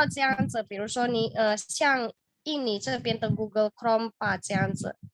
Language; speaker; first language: Chinese; non-native, fluent; Indonesian